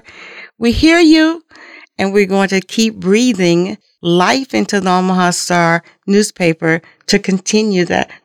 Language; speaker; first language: English; native; English